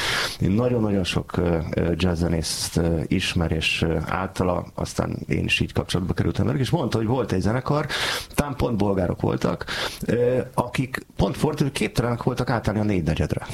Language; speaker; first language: Hungarian; native; Hungarian